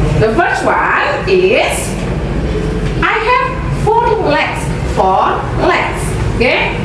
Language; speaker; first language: English; non-native, learner; Indonesian